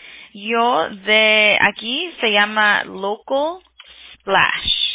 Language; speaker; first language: Spanish; early bilingual, heritage; Spanish